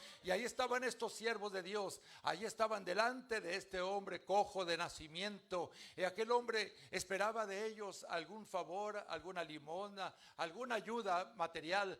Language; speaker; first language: Spanish; native; Spanish